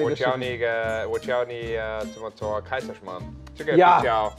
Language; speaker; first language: Chinese; non-native, learner; German